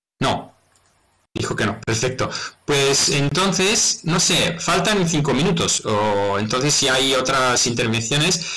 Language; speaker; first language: Spanish; non-native, fluent; Italian